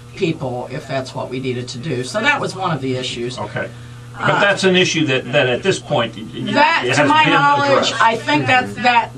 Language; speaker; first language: English; native; English